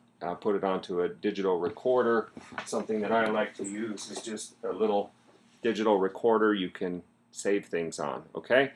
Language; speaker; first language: English; native; English